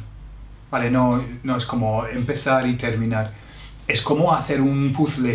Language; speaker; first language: Spanish; non-native, fluent; English